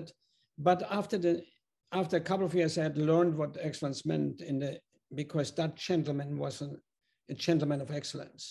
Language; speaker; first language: English; non-native, fluent; German